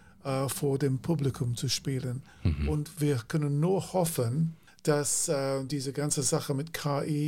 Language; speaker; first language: German; non-native, fluent; English